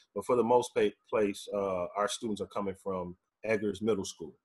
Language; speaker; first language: English; native; English